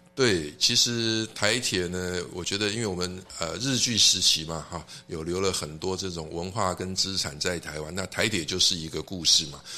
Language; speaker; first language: Chinese; native; Chinese